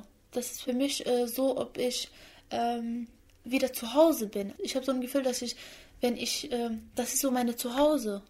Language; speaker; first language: German; early bilingual, other home language; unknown